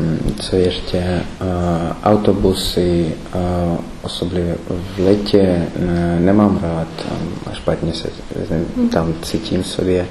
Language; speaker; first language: Slovak; non-native, learner; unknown